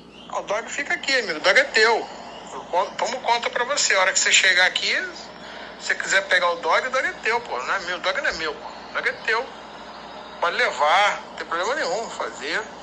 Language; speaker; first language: Portuguese; native; Portuguese